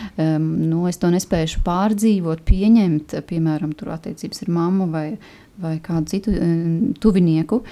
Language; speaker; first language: Latvian; native; Latvian